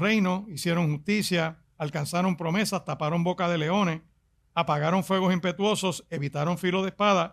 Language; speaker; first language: Spanish; native; Spanish